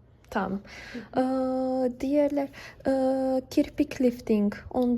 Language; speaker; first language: Turkish; non-native, learner; Bosnian